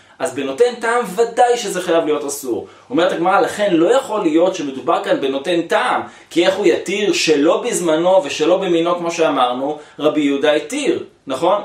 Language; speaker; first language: Hebrew; native; Hebrew